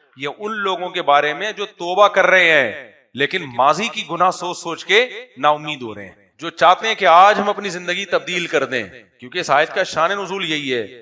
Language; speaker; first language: Urdu; native; Urdu